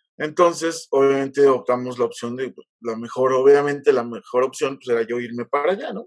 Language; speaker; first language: Spanish; native; Spanish